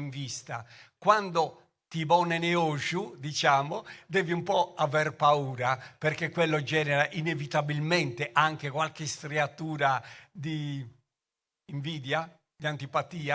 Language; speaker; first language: Italian; native; Italian